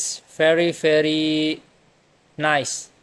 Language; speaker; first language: English; non-native, learner; Indonesian